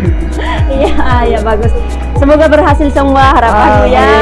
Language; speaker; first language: Indonesian; non-native, learner; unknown